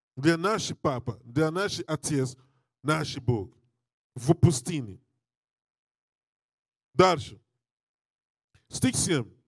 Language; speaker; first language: Russian; non-native, learner; English